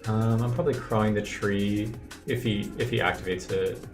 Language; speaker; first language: English; native; English